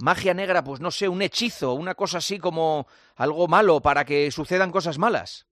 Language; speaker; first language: Spanish; native; Spanish